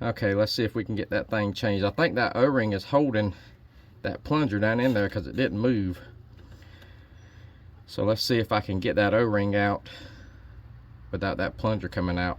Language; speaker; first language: English; native; English